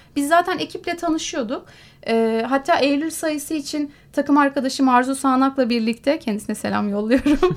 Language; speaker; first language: Turkish; native; Turkish